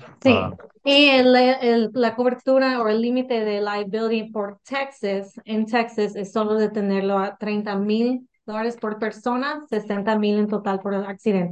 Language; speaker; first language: Spanish; early bilingual, heritage; English